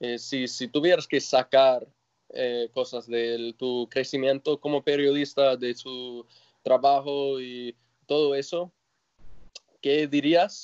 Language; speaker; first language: Spanish; non-native, fluent; English